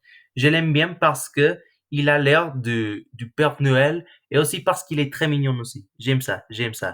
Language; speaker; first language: French; non-native, learner; English